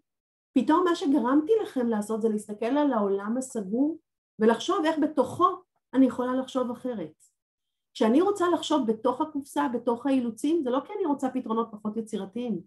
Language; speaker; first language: Hebrew; native; Hebrew